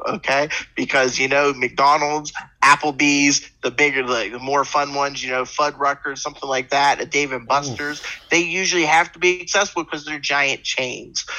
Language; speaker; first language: English; native; English